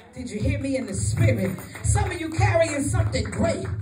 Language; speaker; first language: English; native; English